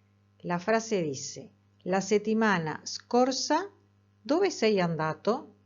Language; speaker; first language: Italian; non-native, fluent; Spanish